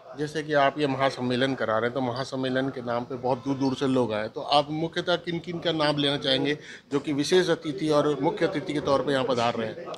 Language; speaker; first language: Hindi; native; Hindi